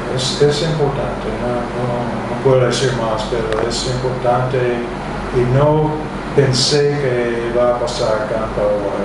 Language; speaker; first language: Spanish; non-native, fluent; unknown